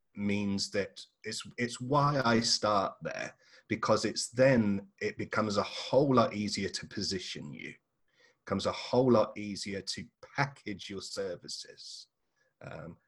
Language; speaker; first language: English; native; English